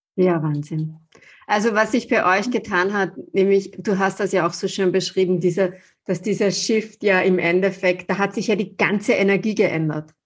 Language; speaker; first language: German; native; German